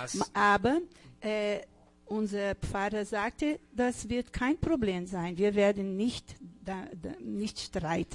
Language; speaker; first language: German; non-native, fluent; Portuguese